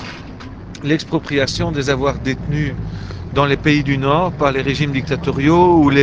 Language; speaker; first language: French; native; French